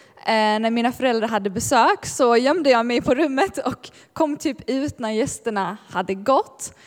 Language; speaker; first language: Swedish; native; Swedish